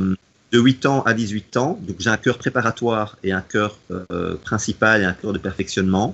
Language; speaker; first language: French; native; French